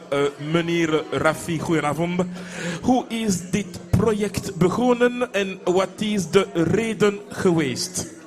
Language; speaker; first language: Dutch; non-native, learner; French